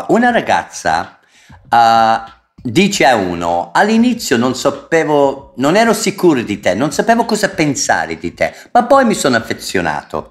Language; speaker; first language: Italian; non-native, fluent; English